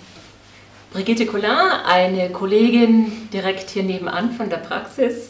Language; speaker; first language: German; native; German